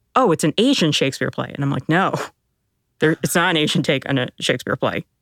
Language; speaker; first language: English; early bilingual, other home language; Filipino